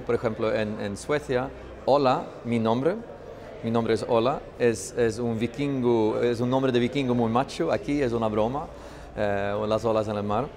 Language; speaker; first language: Spanish; non-native, fluent; Swedish